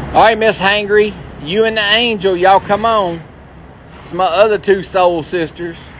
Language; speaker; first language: English; native; English